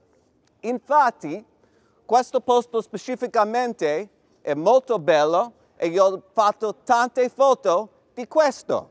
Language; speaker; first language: Italian; non-native, learner; English